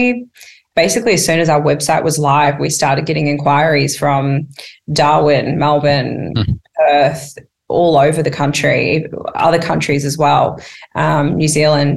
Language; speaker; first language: English; native; English